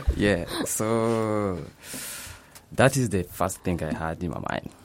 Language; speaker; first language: English; non-native, local second language; Kinyarwanda